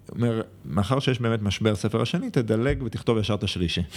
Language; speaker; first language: Hebrew; native; Hebrew